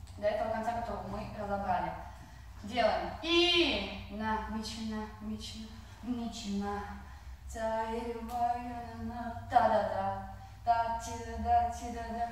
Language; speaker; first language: Russian; non-native, fluent; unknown